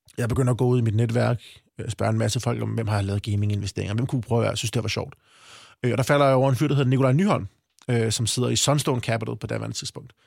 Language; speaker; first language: Danish; native; Danish